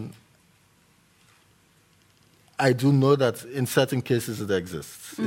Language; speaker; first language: English; native; English